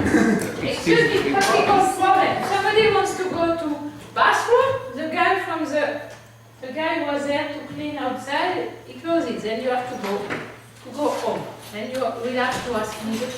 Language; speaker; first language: English; non-native, fluent; French